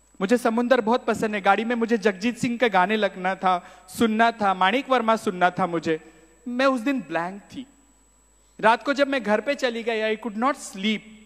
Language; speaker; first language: Hindi; non-native, local second language; Marathi